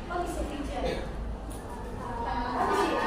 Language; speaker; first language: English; non-native, learner; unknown